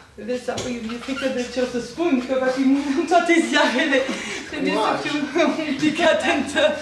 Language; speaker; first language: Romanian; non-native, fluent; French